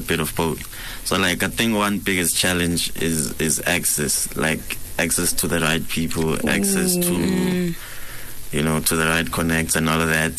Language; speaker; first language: English; non-native, local second language; Swati